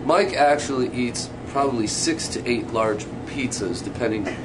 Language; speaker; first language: English; native; English